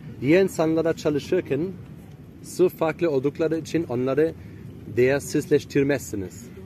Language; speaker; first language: Turkish; non-native, fluent; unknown